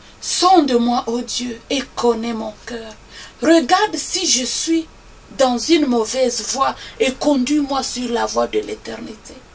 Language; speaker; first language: French; non-native, local second language; Swahili